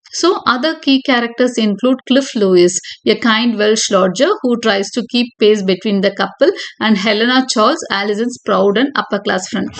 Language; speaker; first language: English; non-native, local second language; Tamil